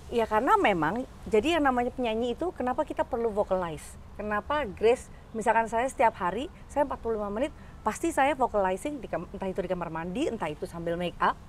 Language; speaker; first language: Indonesian; native; Indonesian